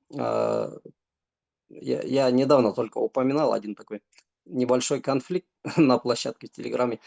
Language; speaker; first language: Russian; native; Russian